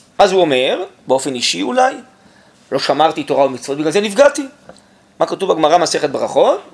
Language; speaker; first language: Hebrew; native; Hebrew